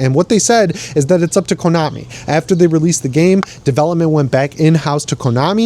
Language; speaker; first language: English; native; English